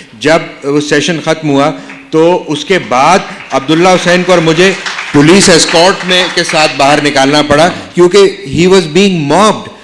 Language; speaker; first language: Urdu; native; Urdu